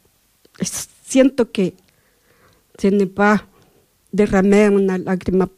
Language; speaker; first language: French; non-native, learner; Spanish